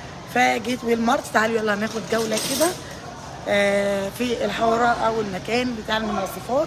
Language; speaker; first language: Arabic; native; Arabic